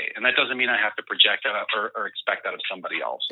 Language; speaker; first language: English; early bilingual, other home language; Spanish